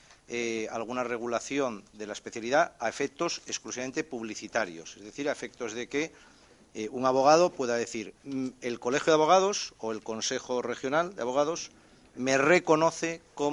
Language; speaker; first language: Spanish; native; Spanish